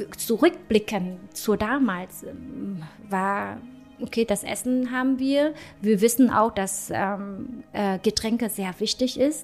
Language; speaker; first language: German; early bilingual, other home language; Vietnamese